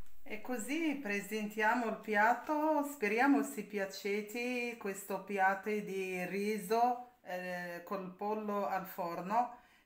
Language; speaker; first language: Italian; non-native, learner; Arabic